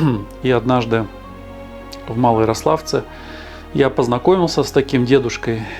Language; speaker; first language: Russian; native; Russian